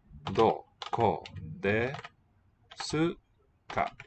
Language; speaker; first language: Japanese; non-native, learner; English